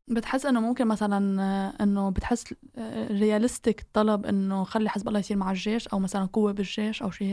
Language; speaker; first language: Arabic; native; Arabic